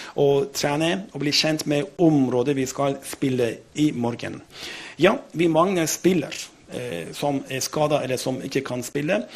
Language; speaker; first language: Norwegian; non-native, fluent; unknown